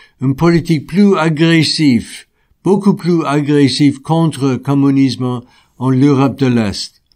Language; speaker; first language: French; non-native, fluent; English